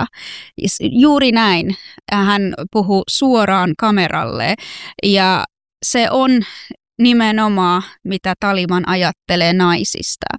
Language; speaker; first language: Finnish; non-native, fluent; Persian